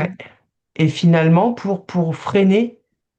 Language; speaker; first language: French; native; French